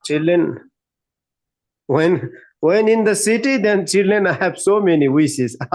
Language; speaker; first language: English; non-native, learner; Nepali